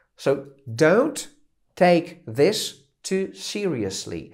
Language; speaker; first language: English; non-native, fluent; Polish